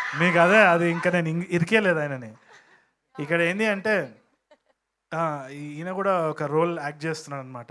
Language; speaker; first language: Telugu; native; Telugu